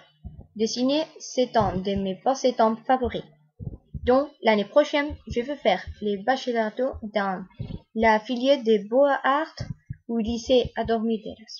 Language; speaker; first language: French; non-native, learner; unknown